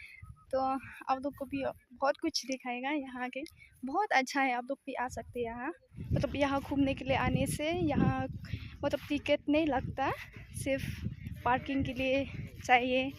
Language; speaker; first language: Hindi; non-native, local second language; Khasi